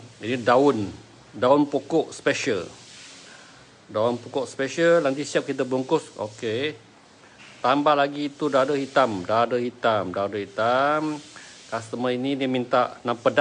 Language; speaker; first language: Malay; non-native, local second language; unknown